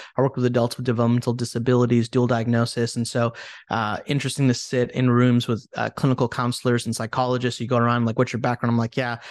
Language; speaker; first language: English; early bilingual, other home language; Hindi